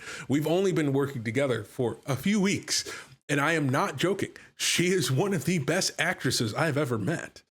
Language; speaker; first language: English; native; English